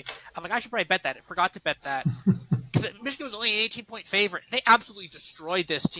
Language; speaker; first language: English; native; English